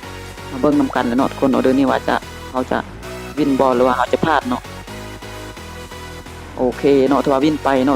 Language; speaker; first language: Thai; non-native, local second language; Lao